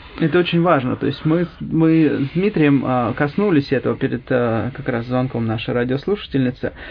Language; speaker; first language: Russian; native; Russian